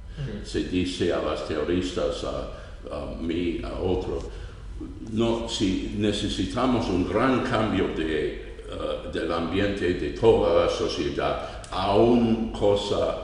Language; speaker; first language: Spanish; non-native, fluent; English